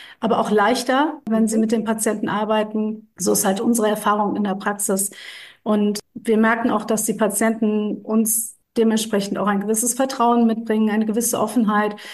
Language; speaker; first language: German; early bilingual, other home language; Turkish